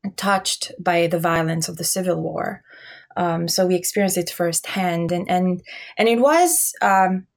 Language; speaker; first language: English; early bilingual, other home language; Albanian